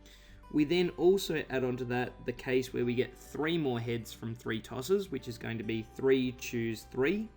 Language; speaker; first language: English; native; English